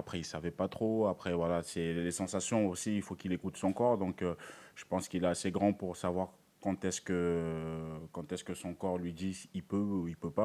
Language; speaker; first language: French; native; French